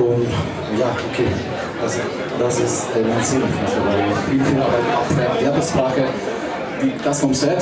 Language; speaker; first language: German; non-native, learner; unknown